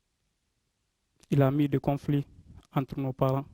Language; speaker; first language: French; non-native, local second language; Fula